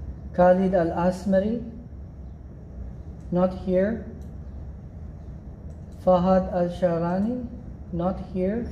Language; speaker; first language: English; non-native, fluent; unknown